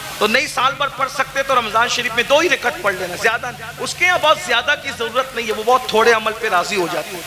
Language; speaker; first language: Urdu; native; Urdu